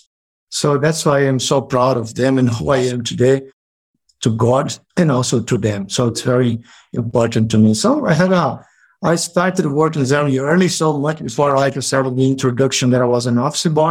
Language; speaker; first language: English; non-native, fluent; Portuguese